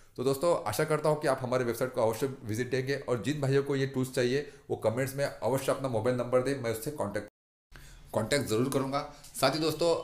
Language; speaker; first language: Hindi; non-native, local second language; Marathi